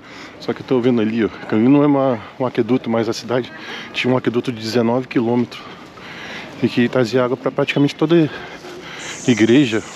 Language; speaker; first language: Portuguese; native; Portuguese